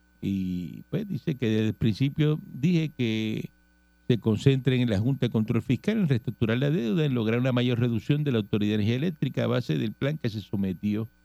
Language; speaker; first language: Spanish; native; Spanish